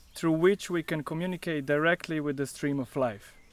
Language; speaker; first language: English; non-native, fluent; Croatian